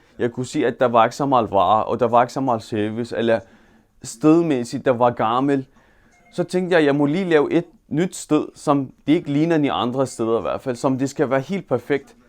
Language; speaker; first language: Danish; non-native, fluent; Turkish